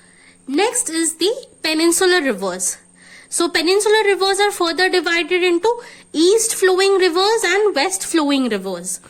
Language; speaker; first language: English; non-native, local second language; Hindi